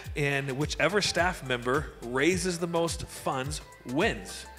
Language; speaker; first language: English; native; English